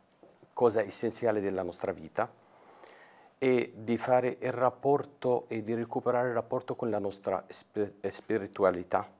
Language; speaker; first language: Italian; non-native, fluent; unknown